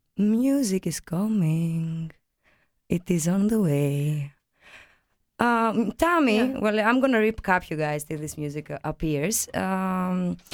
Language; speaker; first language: English; non-native, fluent; Greek